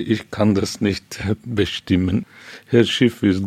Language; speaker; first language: German; non-native, fluent; Hungarian